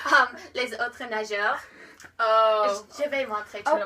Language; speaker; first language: French; non-native, learner; English